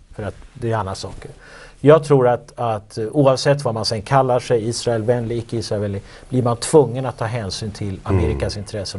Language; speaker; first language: Swedish; native; Swedish